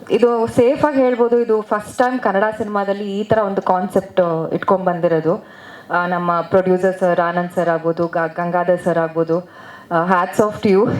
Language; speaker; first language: Kannada; native; Kannada